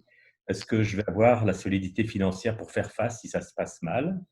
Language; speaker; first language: French; native; French